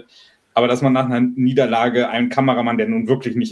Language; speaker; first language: German; native; German